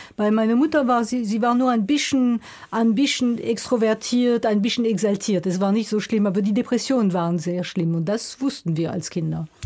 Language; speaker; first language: German; non-native, local second language; French